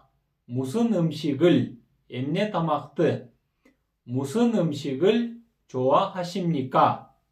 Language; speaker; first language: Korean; non-native, fluent; Kyrgyz